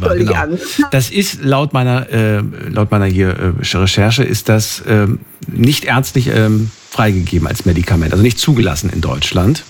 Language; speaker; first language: German; native; German